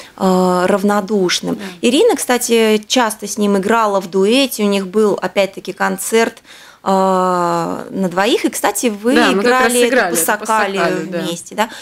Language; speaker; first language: Russian; native; Russian